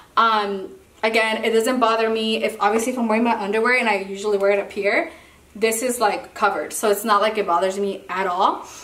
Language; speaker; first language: English; early bilingual, other home language; Spanish